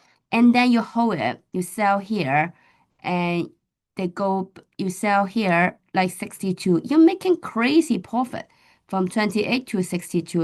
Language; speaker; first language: English; non-native, fluent; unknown